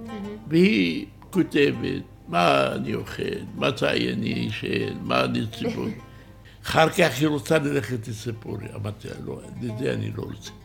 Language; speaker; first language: Hebrew; non-native, local second language; Arabic